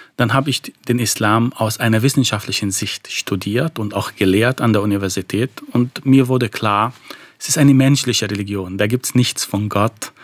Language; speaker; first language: German; non-native, fluent; Arabic